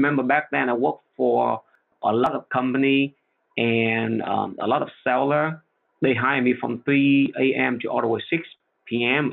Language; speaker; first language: English; non-native, fluent; Vietnamese